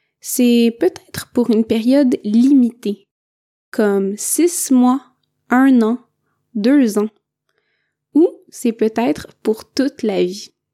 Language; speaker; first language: French; native; French